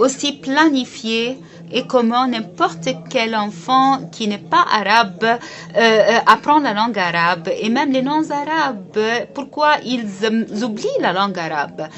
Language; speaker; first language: French; non-native, fluent; Arabic